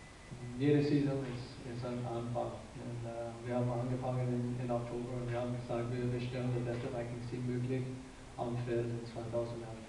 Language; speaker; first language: German; non-native, fluent; English